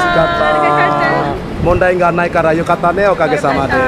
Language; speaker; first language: Japanese; non-native, fluent; Indonesian